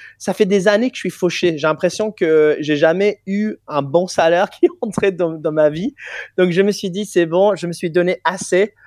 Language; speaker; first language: French; non-native, fluent; English